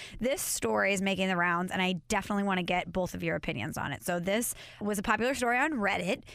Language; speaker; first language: English; native; English